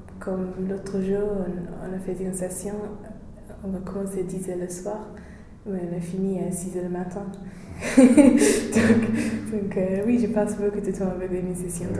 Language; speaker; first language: French; non-native, fluent; English